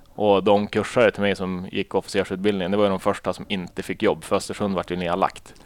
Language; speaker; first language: Swedish; native; Swedish